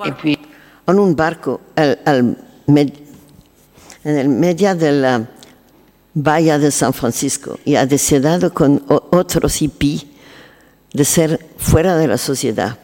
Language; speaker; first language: Spanish; non-native, learner; French